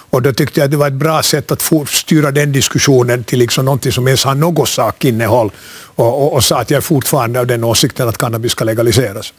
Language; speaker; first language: Swedish; native; Swedish